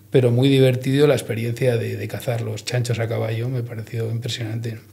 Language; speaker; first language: Spanish; native; Spanish